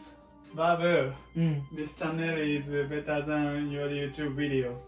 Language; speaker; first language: English; non-native, learner; Japanese